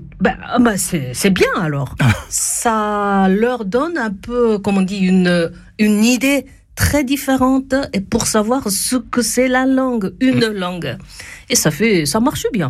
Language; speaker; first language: French; non-native, fluent; Japanese